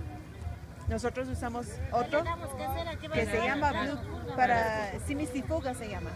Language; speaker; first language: Spanish; non-native, fluent; English